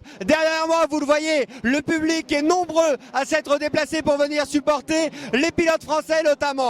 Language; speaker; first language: French; native; French